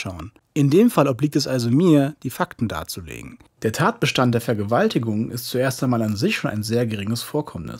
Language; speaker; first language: German; native; German